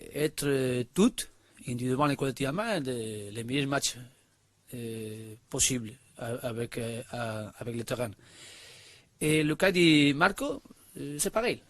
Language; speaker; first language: French; non-native, learner; Spanish